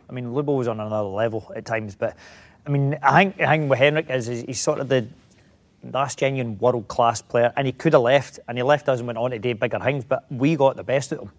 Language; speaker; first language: English; native; English